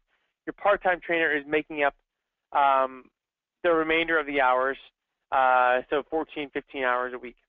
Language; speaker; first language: English; native; English